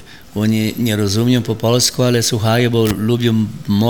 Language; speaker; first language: Polish; early bilingual, heritage; Polish